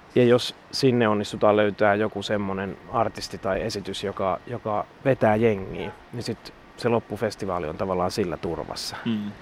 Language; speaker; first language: Finnish; native; Finnish